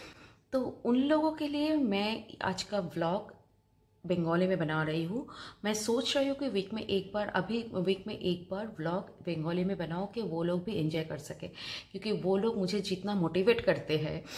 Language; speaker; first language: Hindi; non-native, local second language; Bangla